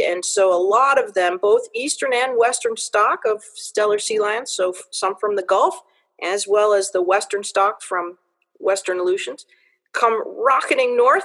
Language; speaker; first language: English; native; English